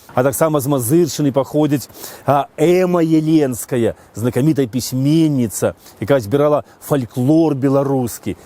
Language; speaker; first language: Belarusian; native; Belarusian